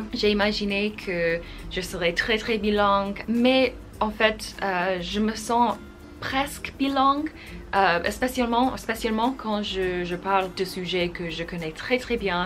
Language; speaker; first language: French; non-native, fluent; English